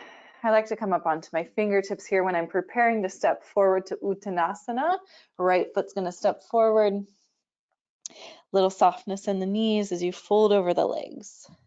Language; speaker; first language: English; native; English